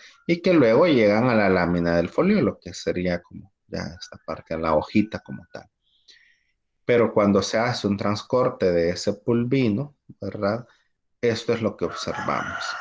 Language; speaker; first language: Spanish; native; Spanish